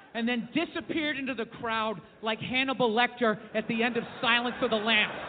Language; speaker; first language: English; native; English